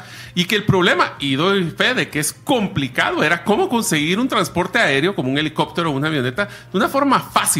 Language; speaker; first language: Spanish; native; Spanish